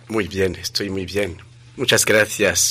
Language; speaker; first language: Spanish; non-native, fluent; Rundi